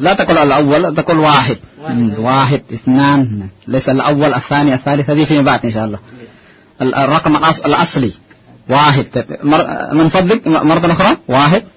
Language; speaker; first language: Arabic; non-native, fluent; Indonesian